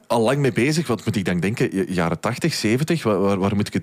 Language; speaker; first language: Dutch; native; Dutch